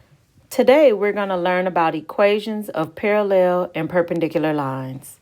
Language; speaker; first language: English; native; English